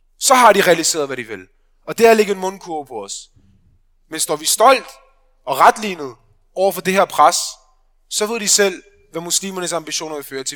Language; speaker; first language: Danish; early bilingual, other home language; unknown